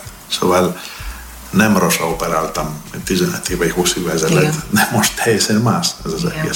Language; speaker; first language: Hungarian; non-native, learner; Greek